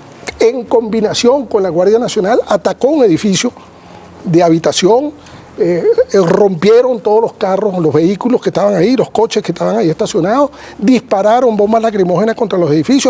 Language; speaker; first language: Spanish; native; Spanish